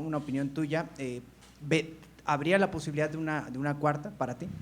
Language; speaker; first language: Spanish; native; Spanish